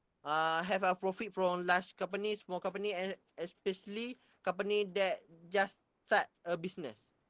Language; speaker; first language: English; non-native, local second language; Malay